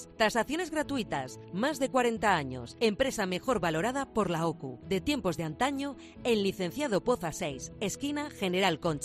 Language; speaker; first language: Spanish; native; Spanish